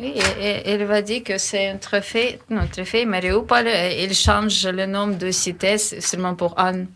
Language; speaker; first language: French; non-native, learner; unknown